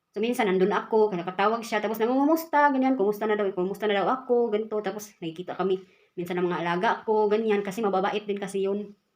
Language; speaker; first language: Filipino; non-native, local second language; Cebuano